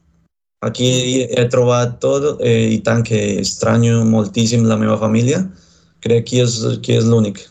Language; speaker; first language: Catalan; non-native, learner; Spanish